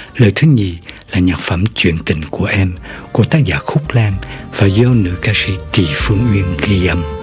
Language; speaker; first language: Vietnamese; native; Vietnamese